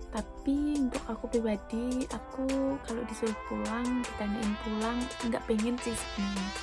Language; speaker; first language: Indonesian; native; Indonesian